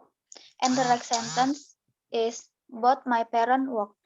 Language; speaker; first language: English; non-native, learner; Indonesian